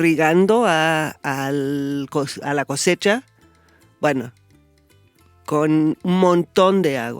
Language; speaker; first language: Spanish; non-native, fluent; English